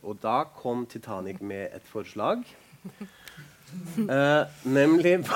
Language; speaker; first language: Norwegian; non-native, fluent; German